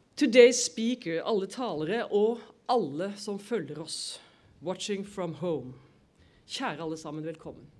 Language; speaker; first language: Norwegian; native; Norwegian